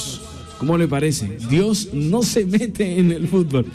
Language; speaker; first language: Spanish; native; Spanish